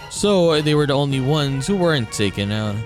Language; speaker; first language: English; native; English